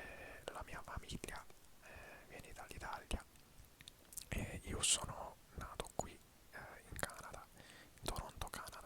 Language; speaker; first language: Italian; early bilingual, heritage; English